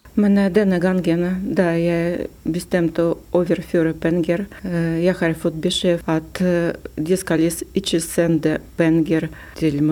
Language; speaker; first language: Norwegian; non-native, learner; Russian